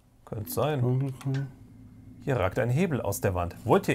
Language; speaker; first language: German; native; German